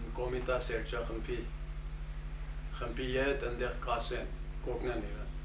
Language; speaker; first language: Armenian; early bilingual, heritage; Armenian